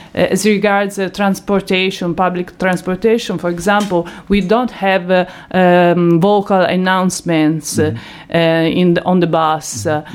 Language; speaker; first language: English; non-native, fluent; Italian